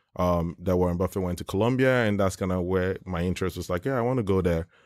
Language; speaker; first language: English; non-native, local second language; Yoruba